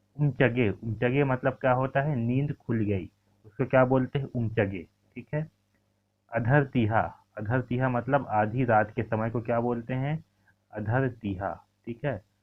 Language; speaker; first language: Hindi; native; Hindi